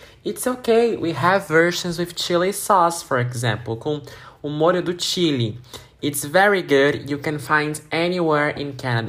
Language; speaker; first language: English; non-native, fluent; Portuguese